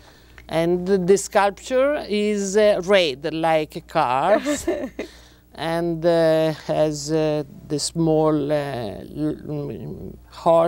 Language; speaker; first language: English; non-native, learner; Italian